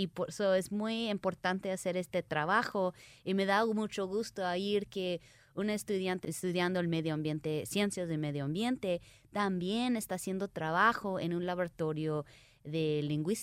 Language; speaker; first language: Spanish; early bilingual, heritage; Spanish